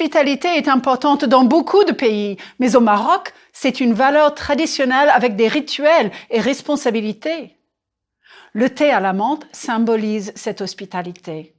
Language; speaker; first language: French; non-native, fluent; English